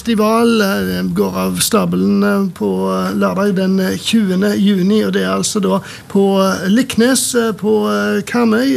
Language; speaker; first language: Norwegian; native; Norwegian